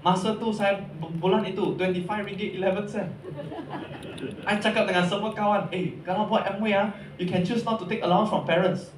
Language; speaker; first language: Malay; non-native, local second language; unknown